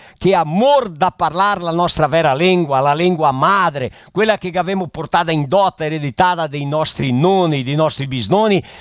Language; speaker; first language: Italian; early bilingual, heritage; Italian